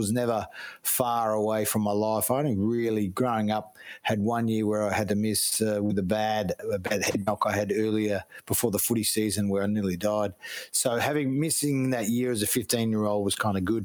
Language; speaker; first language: English; native; English